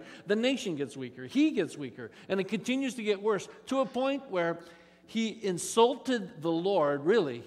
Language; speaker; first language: English; native; English